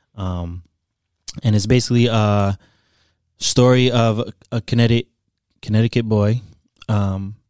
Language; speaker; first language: English; early bilingual, other home language; Haitian Creole